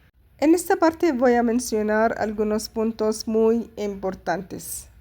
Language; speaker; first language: Spanish; non-native, fluent; Arabic